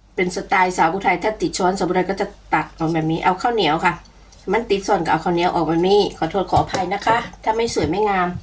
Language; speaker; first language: Thai; non-native, local second language; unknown